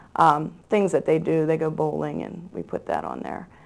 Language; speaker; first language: English; native; English